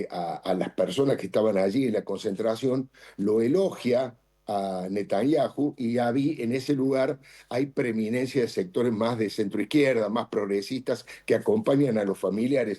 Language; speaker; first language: Spanish; native; Spanish